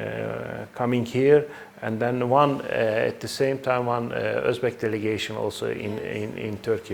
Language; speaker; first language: English; non-native, fluent; Turkish